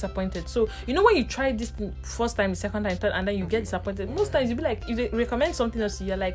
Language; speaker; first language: English; non-native, local second language; Igbo